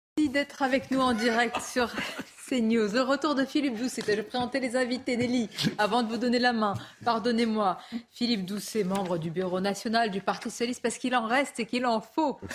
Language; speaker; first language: French; native; French